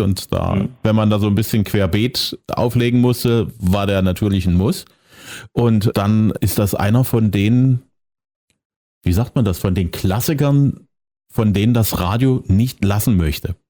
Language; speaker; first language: German; native; German